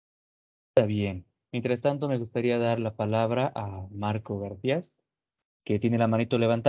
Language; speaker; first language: Spanish; native; Spanish